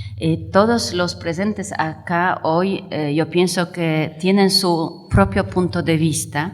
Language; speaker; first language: Spanish; non-native, fluent; Polish